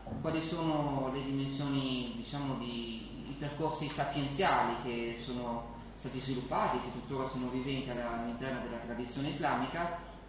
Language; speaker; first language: Italian; native; Italian